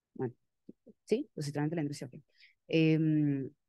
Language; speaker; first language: Spanish; native; Spanish